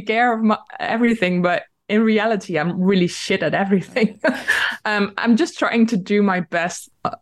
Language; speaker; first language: English; non-native, fluent; Dutch